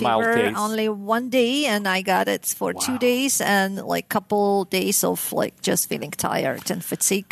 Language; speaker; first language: English; non-native, fluent; Russian